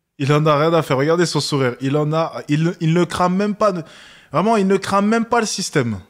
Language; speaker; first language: French; native; French